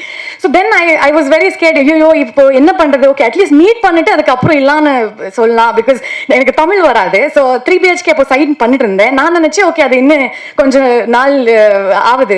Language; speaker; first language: Tamil; non-native, learner; Kannada